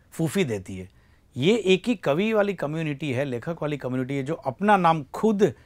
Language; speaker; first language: Hindi; non-native, local second language; Gujarati